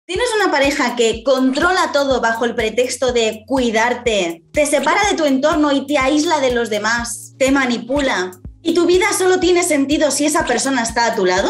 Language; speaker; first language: Spanish; native; Spanish